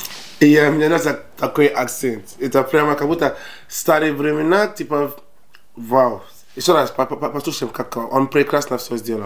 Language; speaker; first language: Russian; non-native, learner; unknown